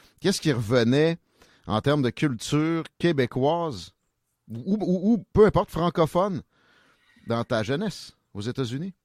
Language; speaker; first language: French; native; French